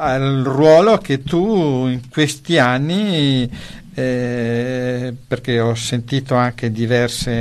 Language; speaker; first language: Italian; native; Italian